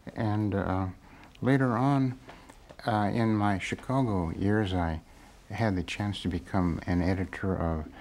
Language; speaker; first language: English; native; English